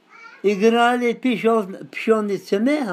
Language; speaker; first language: Russian; non-native, local second language; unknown